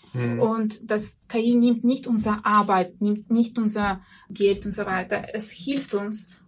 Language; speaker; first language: German; non-native, fluent; Russian